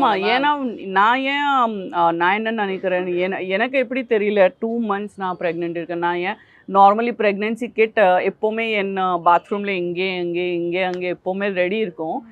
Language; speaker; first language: Tamil; non-native, fluent; Gujarati